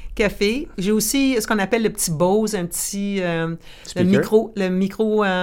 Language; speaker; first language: French; native; French